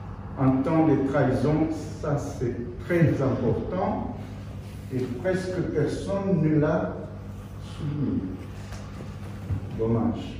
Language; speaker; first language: French; non-native, fluent; Portuguese